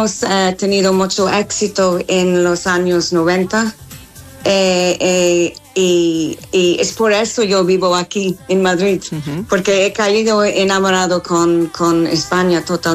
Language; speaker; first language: Spanish; non-native, learner; English